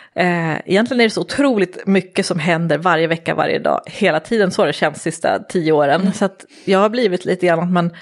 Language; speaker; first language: Swedish; native; Swedish